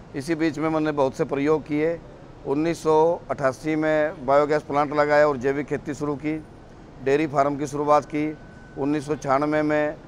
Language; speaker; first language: Hindi; native; Hindi